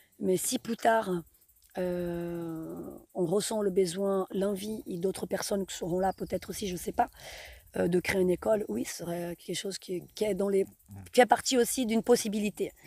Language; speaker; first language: French; non-native, fluent; Portuguese